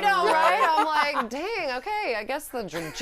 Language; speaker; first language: English; native; English